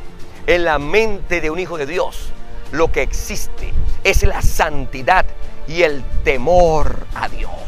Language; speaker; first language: Spanish; native; Spanish